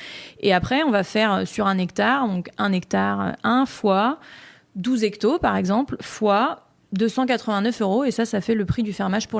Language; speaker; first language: French; native; French